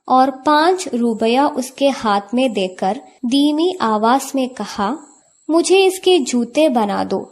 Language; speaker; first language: Hindi; non-native, local second language; Malayalam